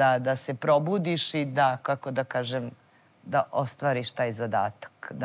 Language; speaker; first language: Serbian; native; Serbian